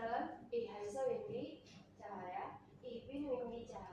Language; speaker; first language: German; non-native, learner; Indonesian